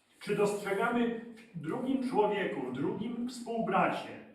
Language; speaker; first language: Polish; native; Polish